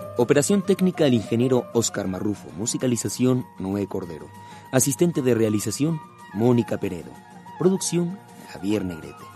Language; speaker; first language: Spanish; native; Spanish